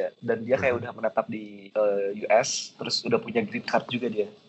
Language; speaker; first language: Indonesian; native; Indonesian